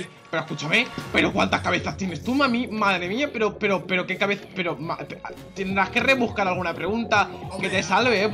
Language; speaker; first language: Spanish; native; Spanish